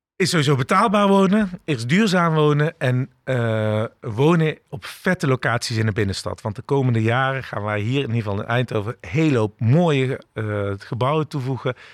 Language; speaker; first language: Dutch; early bilingual, other home language; Turkish